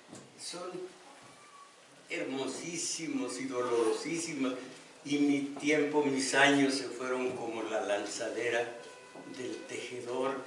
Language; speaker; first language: Spanish; native; Spanish